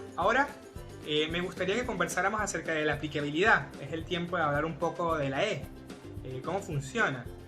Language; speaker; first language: Spanish; native; Spanish